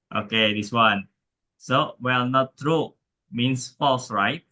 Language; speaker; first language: English; non-native, learner; Indonesian